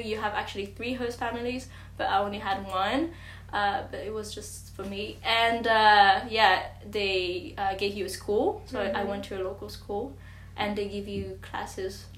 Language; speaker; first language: English; non-native, fluent; French